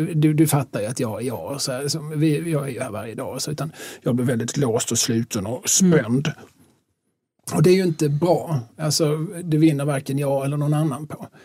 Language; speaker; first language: Swedish; native; Swedish